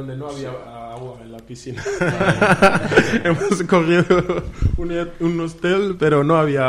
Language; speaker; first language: Spanish; non-native, fluent; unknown